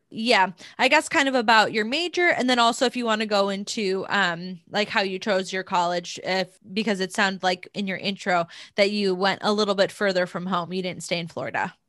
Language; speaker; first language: English; native; English